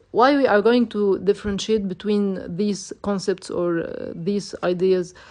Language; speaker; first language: English; non-native, fluent; Arabic